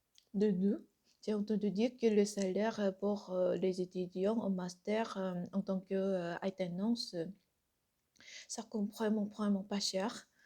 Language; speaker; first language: French; non-native, learner; Korean